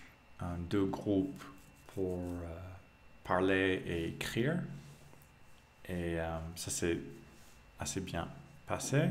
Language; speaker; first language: French; non-native, learner; English